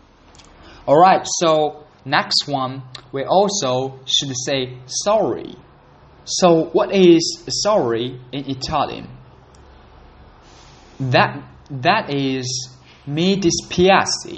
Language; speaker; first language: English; non-native, learner; Chinese